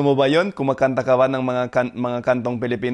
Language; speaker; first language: Filipino; non-native, fluent; English